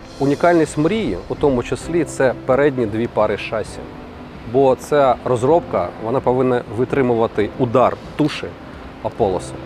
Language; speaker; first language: Ukrainian; non-native, local second language; Russian